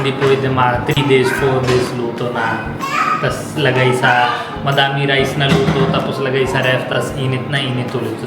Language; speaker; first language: Filipino; non-native, learner; Punjabi